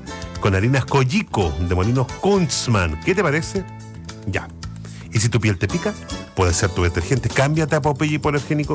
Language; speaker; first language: Spanish; native; Spanish